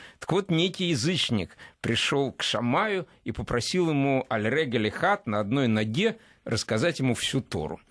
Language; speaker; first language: Russian; native; Russian